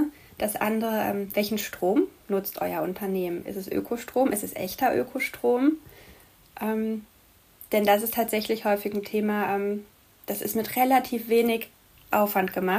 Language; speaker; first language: German; native; German